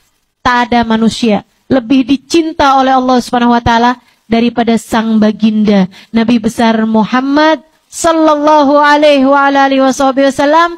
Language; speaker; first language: Indonesian; native; Indonesian